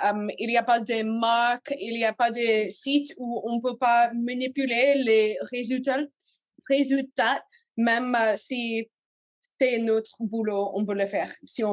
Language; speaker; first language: French; non-native, learner; English